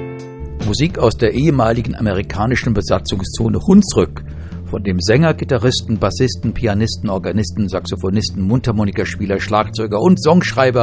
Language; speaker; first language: German; native; German